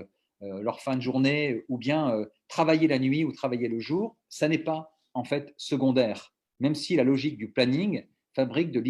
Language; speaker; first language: French; native; French